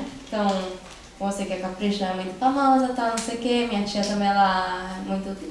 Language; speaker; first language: Portuguese; early bilingual, other home language; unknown